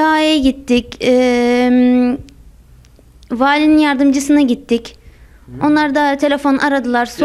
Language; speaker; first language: Turkish; non-native, local second language; Arabic